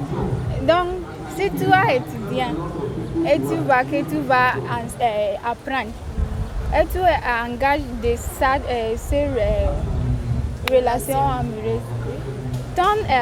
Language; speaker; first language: French; non-native, learner; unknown